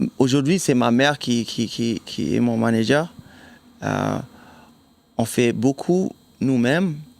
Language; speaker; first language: French; non-native, fluent; German